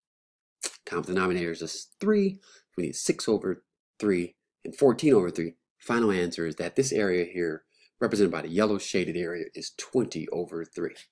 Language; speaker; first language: English; native; English